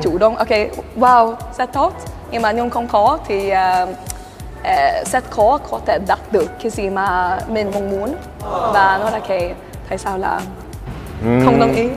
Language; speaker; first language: Vietnamese; early bilingual, heritage; Swedish